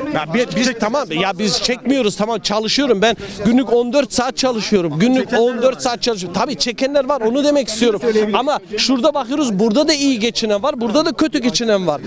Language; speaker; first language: Turkish; early bilingual, heritage; Turkish